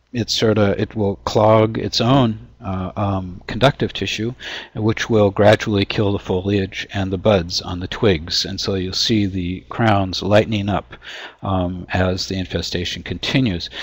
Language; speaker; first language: English; native; English